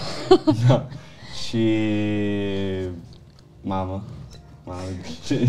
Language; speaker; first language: Romanian; early bilingual, heritage; Italian